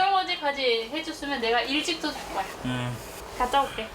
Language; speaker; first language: Korean; non-native, fluent; French